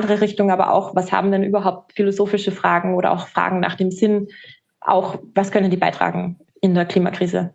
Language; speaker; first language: German; native; German